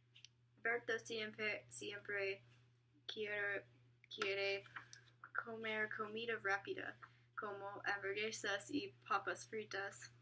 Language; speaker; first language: Spanish; non-native, learner; English